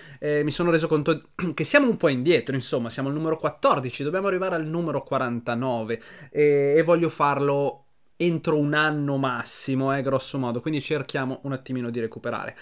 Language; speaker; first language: Italian; native; Italian